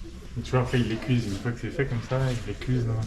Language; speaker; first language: French; native; French